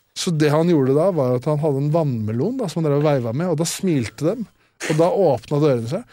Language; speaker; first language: Norwegian; native; Norwegian